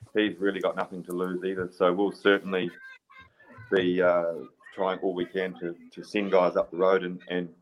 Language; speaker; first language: English; native; English